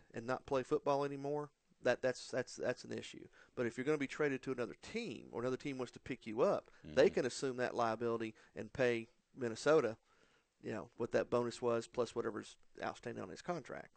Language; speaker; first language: English; native; English